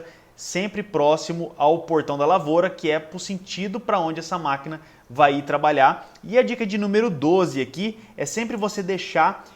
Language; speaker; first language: Portuguese; native; Portuguese